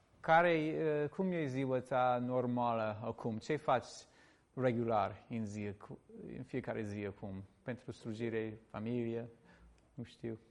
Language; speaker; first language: Romanian; non-native, learner; English